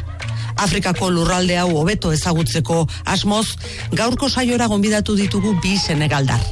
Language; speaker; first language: Basque; native; Basque